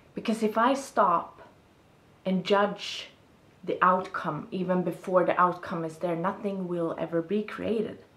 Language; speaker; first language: English; non-native, fluent; Swedish